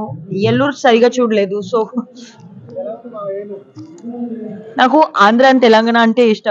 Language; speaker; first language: Telugu; non-native, learner; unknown